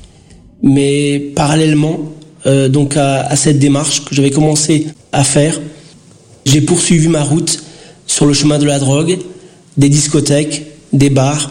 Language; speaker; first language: French; early bilingual, other home language; Portuguese